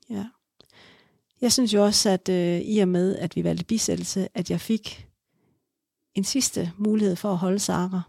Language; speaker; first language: Danish; native; Danish